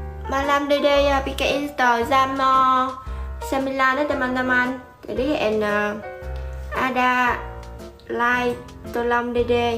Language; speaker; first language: Indonesian; non-native, learner; Vietnamese